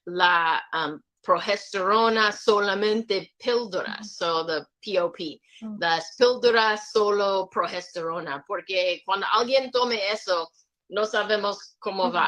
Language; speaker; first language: Spanish; non-native, learner; English